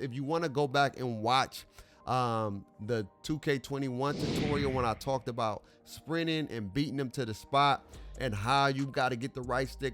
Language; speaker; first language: English; native; English